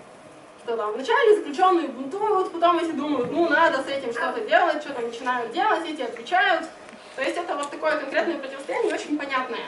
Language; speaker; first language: Russian; native; Russian